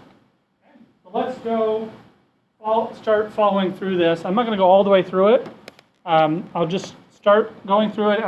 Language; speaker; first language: English; native; English